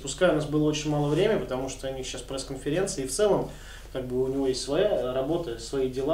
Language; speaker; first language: Russian; native; Russian